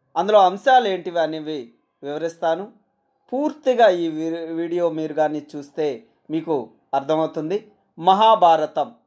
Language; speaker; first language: Telugu; native; Telugu